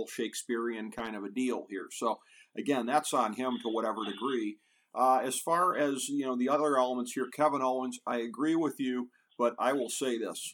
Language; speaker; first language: English; native; English